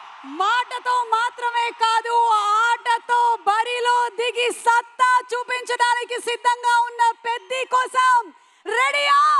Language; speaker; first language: Telugu; native; Telugu